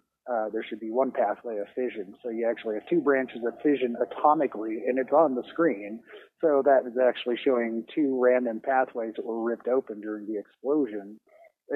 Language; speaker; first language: English; native; English